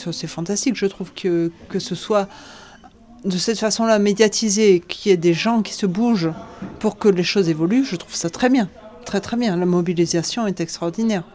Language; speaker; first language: French; native; French